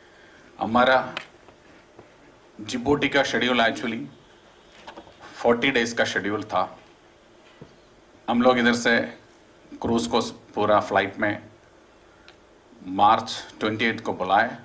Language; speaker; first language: Hindi; non-native, local second language; Malayalam